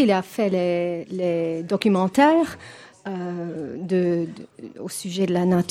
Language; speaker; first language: French; non-native, fluent; English